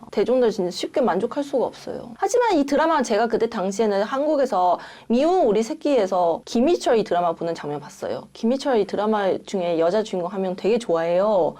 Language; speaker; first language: Korean; non-native, fluent; Chinese